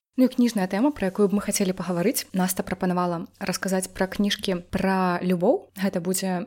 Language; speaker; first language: Belarusian; non-native, local second language; Russian